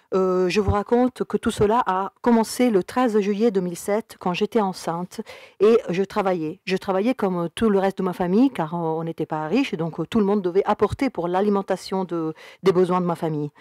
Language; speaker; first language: French; non-native, fluent; Spanish